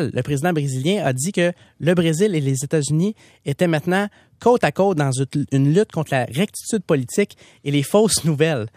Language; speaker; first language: French; native; French